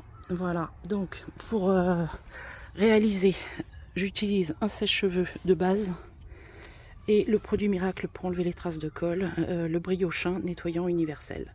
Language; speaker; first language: French; native; French